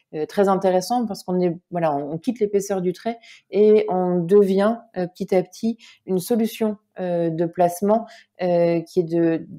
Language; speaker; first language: French; native; French